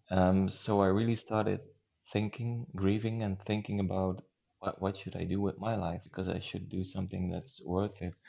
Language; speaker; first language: English; non-native, fluent; Dutch